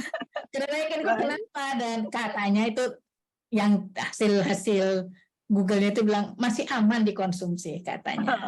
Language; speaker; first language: Malay; native; Malay